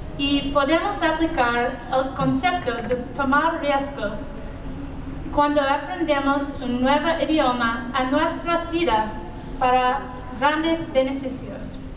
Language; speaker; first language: Spanish; non-native, learner; English